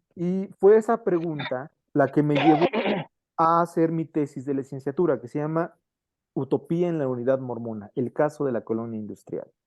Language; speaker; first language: Spanish; native; Spanish